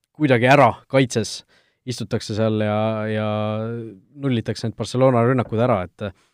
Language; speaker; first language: Estonian; native; Estonian